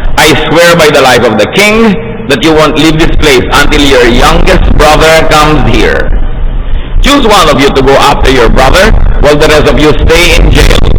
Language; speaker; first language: English; non-native, local second language; Filipino